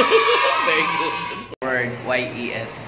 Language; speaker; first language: English; non-native, local second language; Filipino